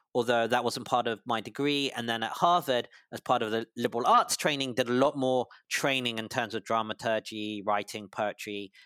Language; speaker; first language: English; native; English